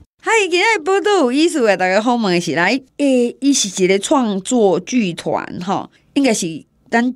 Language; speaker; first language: Chinese; native; Chinese